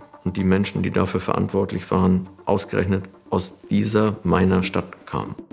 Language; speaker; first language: German; native; German